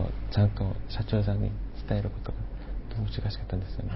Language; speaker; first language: Japanese; non-native, fluent; Korean